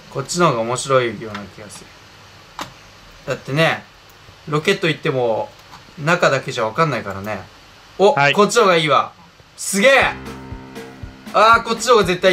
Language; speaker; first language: Japanese; native; Japanese